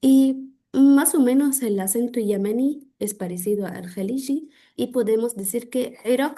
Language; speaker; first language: Spanish; non-native, fluent; Arabic